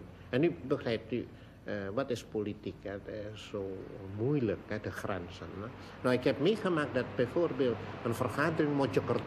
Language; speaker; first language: Dutch; non-native, local second language; Indonesian